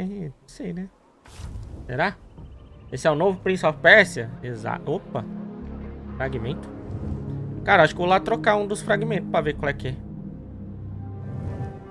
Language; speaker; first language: Portuguese; native; Portuguese